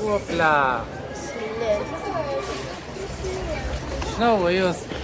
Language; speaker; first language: Arabic; native; Arabic